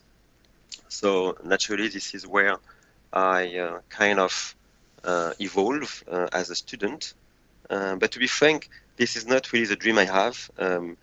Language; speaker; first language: English; non-native, fluent; French